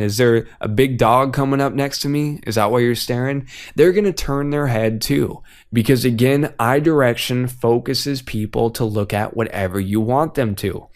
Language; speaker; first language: English; native; English